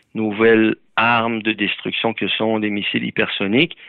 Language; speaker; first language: French; early bilingual, other home language; Persian